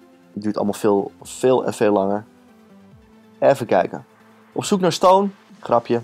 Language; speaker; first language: Dutch; native; Dutch